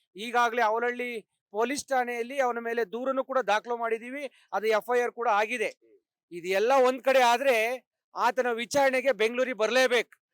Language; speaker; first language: Kannada; native; Kannada